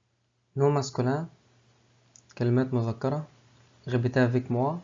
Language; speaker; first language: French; non-native, fluent; Arabic